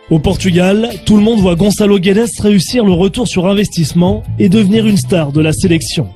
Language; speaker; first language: French; native; French